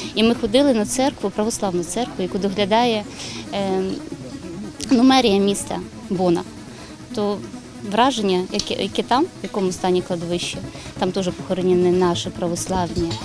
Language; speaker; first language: Ukrainian; native; Ukrainian